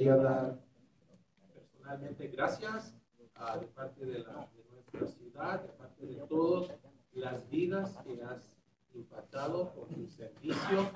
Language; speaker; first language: Spanish; early bilingual, heritage; Spanish